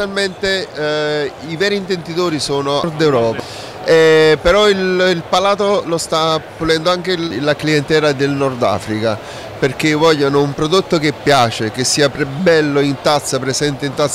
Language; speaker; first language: Italian; native; Italian